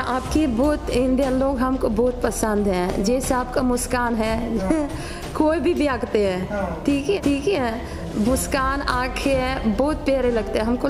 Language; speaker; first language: Hindi; non-native, fluent; Ukrainian